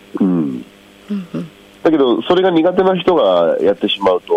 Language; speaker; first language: Japanese; native; Japanese